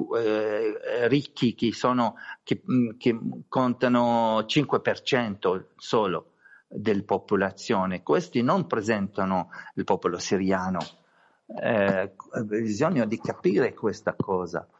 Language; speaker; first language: Italian; non-native, learner; Arabic